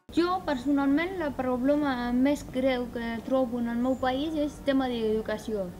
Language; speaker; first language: Catalan; non-native, fluent; Persian